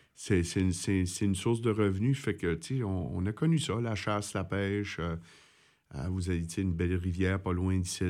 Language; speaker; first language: French; native; French